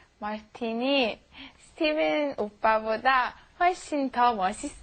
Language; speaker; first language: Korean; non-native, learner; Italian